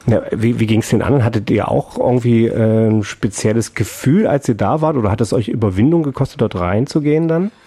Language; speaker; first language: German; native; German